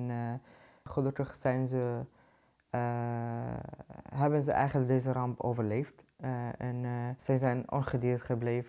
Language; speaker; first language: Dutch; non-native, fluent; Arabic